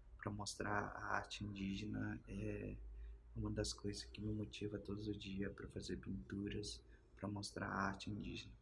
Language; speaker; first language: Portuguese; non-native, local second language; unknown